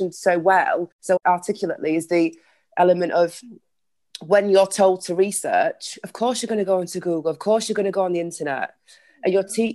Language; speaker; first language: English; native; English